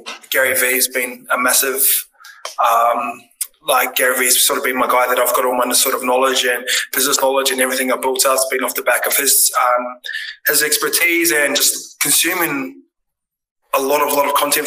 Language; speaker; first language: English; native; English